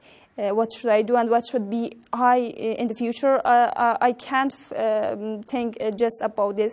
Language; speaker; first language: English; non-native, learner; Persian